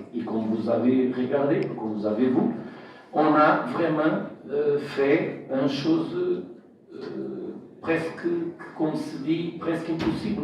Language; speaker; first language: French; non-native, fluent; Portuguese